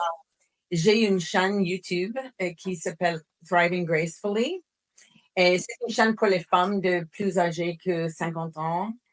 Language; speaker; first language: French; non-native, fluent; English